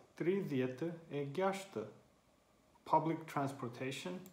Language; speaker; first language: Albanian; non-native, learner; Finnish